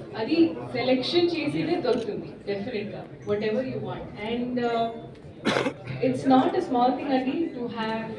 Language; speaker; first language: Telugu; non-native, learner; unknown